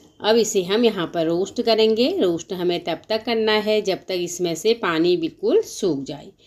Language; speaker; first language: Hindi; native; Hindi